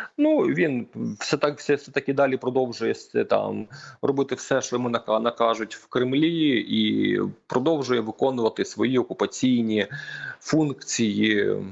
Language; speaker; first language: Ukrainian; non-native, local second language; Russian